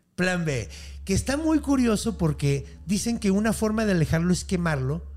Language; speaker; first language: Spanish; native; Spanish